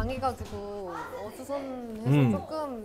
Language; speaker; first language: Korean; native; Korean